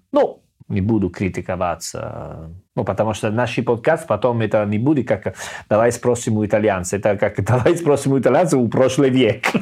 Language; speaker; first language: Russian; non-native, learner; Italian